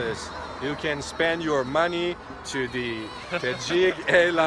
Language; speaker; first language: English; non-native, learner; Tajik